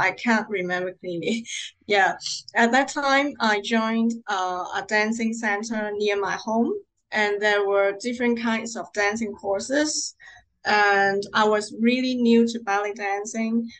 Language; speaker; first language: English; non-native, local second language; Cantonese